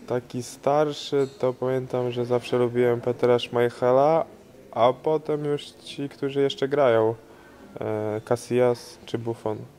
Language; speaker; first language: Polish; native; Polish